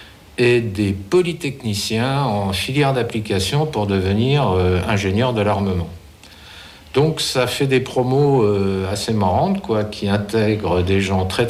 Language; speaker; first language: French; native; French